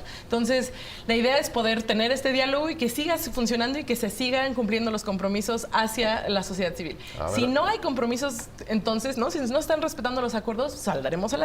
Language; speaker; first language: Spanish; native; Spanish